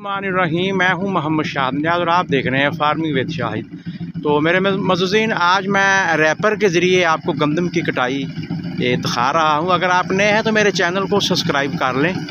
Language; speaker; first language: Urdu; non-native, local second language; Punjabi